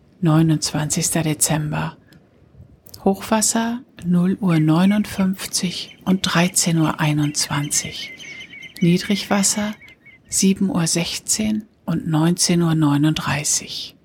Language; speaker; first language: German; native; German